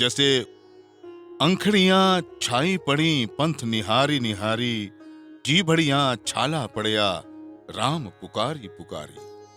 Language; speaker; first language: Hindi; native; Hindi